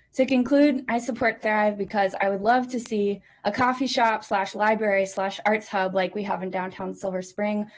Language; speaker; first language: English; native; English